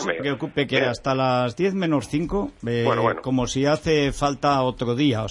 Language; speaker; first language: Spanish; native; Spanish